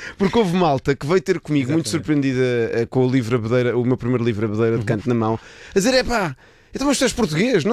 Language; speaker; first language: Portuguese; early bilingual, other home language; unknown